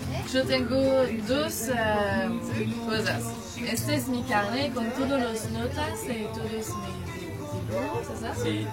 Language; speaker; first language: Spanish; non-native, learner; French